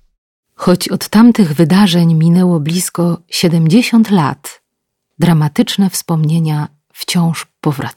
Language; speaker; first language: Polish; native; Polish